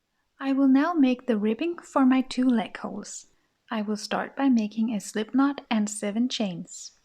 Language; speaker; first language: English; non-native, fluent; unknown